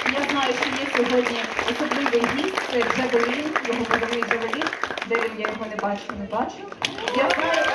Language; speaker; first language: Ukrainian; native; Ukrainian